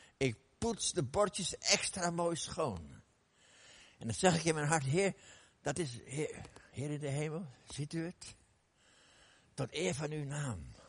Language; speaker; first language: Dutch; non-native, fluent; English